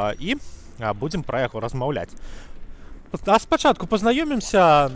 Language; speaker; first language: Belarusian; native; Belarusian